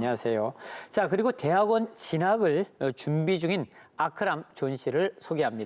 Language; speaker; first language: Korean; native; Korean